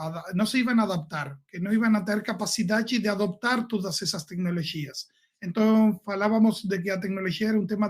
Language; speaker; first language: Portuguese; non-native, learner; Spanish